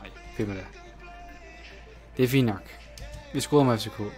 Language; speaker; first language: Danish; native; Danish